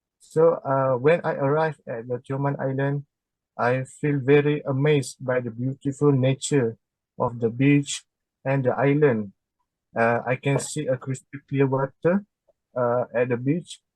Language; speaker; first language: English; non-native, learner; Malay